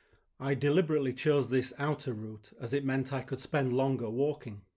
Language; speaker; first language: English; native; English